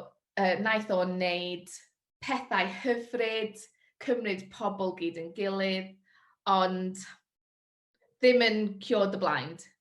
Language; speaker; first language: Welsh; non-native, local second language; English